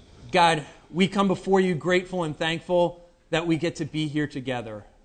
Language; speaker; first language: English; native; English